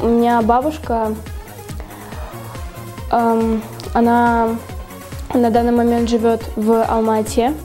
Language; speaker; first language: Russian; native; Russian